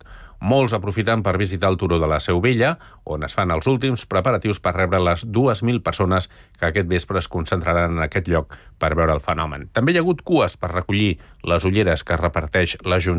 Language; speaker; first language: Catalan; native; Catalan